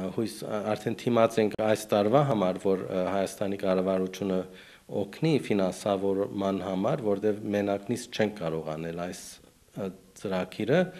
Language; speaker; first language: Armenian; early bilingual, heritage; Armenian